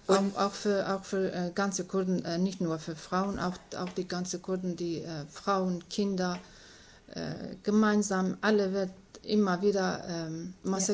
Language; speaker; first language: German; non-native, learner; Kurdish